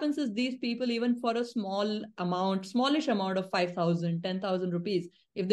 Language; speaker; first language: English; non-native, local second language; Marathi